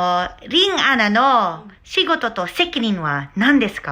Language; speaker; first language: Japanese; non-native, learner; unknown